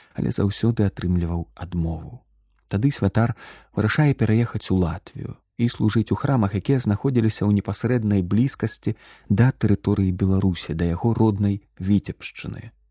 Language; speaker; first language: Belarusian; native; Belarusian